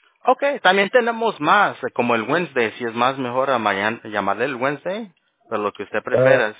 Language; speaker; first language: Spanish; early bilingual, heritage; Spanish